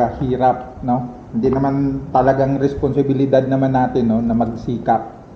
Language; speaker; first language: Filipino; native; Filipino